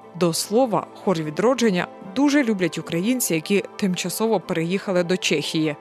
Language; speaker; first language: Ukrainian; native; Ukrainian